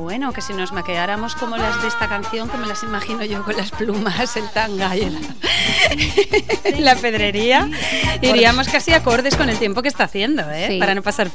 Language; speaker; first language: Spanish; native; Spanish